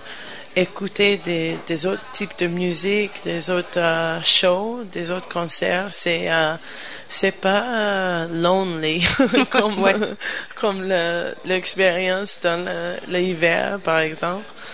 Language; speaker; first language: French; non-native, learner; English